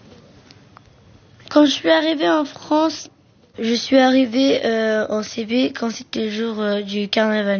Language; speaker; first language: French; early bilingual, other home language; Arabic